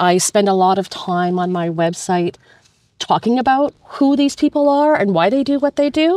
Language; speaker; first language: English; native; English